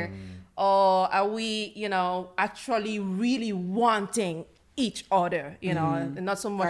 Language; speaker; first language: English; non-native, local second language; French